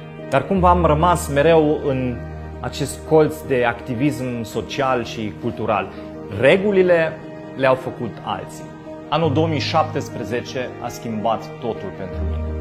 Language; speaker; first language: Romanian; non-native, fluent; German